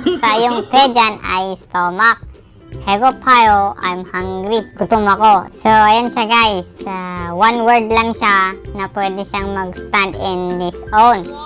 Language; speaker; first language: Filipino; non-native, local second language; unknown